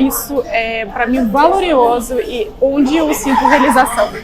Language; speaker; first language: Portuguese; non-native, fluent; Russian